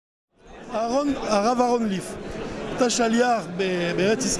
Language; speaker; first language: Hebrew; non-native, learner; French